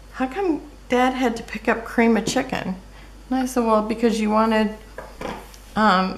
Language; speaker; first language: English; native; English